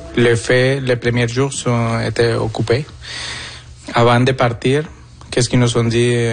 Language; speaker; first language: French; non-native, fluent; Spanish